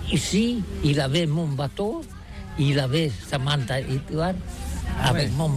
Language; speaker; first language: French; non-native, learner; Catalan